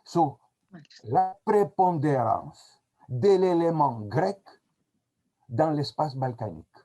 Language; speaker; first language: French; non-native, fluent; Greek